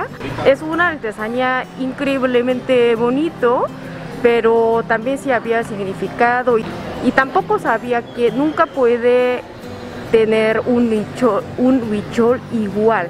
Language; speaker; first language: Spanish; non-native, learner; Korean